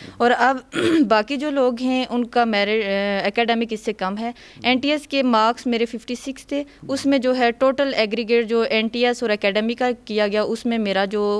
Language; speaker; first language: Urdu; non-native, local second language; Punjabi